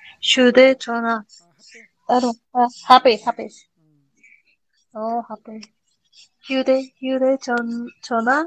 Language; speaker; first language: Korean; non-native, learner; Indonesian